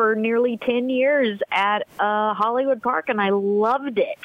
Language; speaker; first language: English; native; English